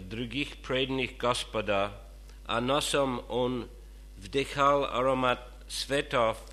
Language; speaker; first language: Russian; non-native, fluent; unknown